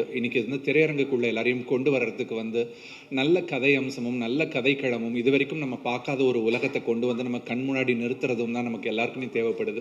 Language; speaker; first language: Tamil; native; Tamil